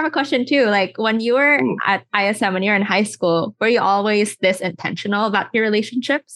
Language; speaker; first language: English; non-native, local second language; Filipino